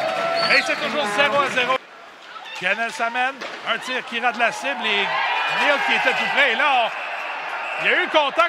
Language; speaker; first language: French; native; French